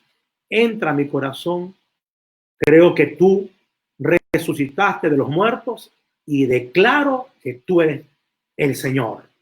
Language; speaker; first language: Spanish; native; Spanish